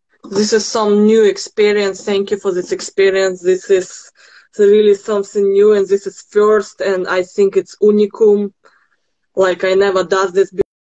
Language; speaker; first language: English; non-native, learner; Russian